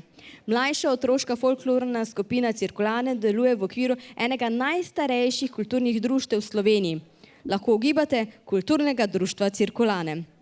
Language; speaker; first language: Slovenian; native; Slovenian